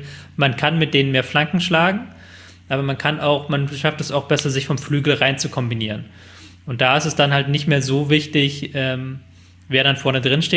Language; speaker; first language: German; native; German